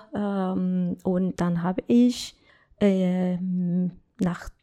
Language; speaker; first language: German; non-native, fluent; Spanish